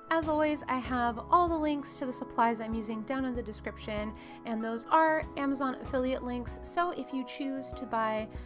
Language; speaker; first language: English; native; English